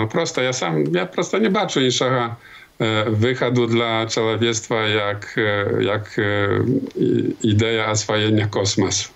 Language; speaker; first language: Polish; non-native, local second language; Belarusian